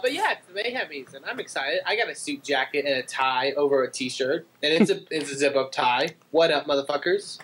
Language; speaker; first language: English; native; English